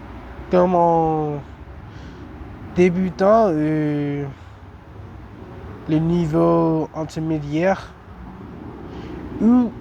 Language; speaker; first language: French; non-native, learner; English